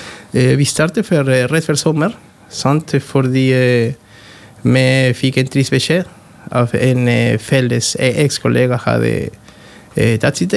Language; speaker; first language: Norwegian; non-native, fluent; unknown